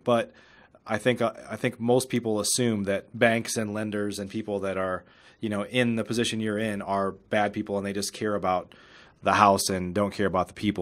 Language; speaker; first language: English; native; English